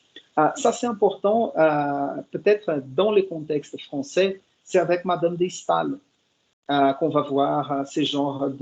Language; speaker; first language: French; non-native, fluent; Portuguese